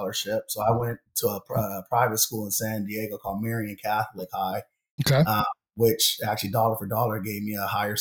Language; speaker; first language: English; native; English